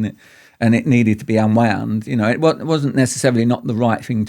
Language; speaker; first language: English; native; English